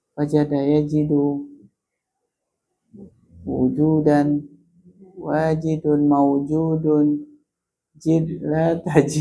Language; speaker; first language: Arabic; non-native, fluent; Indonesian